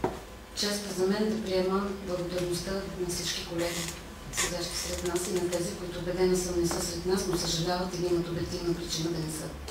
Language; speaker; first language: Bulgarian; native; Bulgarian